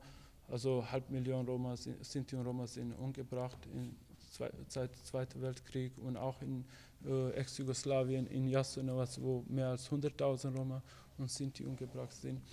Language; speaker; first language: German; non-native, fluent; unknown